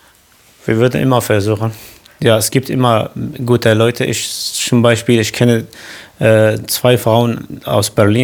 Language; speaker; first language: German; non-native, local second language; Kurdish